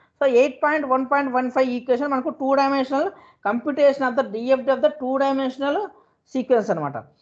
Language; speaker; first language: English; non-native, local second language; Telugu